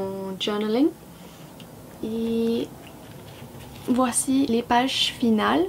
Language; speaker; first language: French; non-native, fluent; English